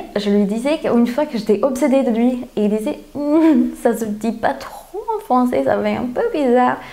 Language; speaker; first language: French; non-native, fluent; English